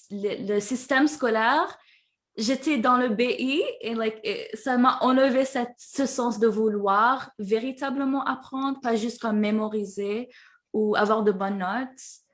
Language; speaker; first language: French; early bilingual, heritage; French